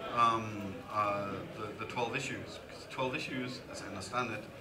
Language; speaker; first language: English; native; English